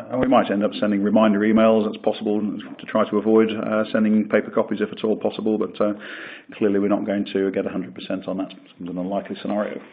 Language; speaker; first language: English; native; English